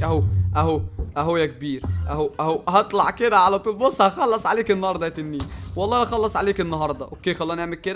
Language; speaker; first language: Arabic; native; Arabic